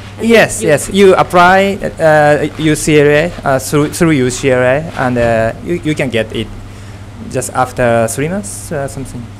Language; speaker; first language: English; non-native, fluent; Japanese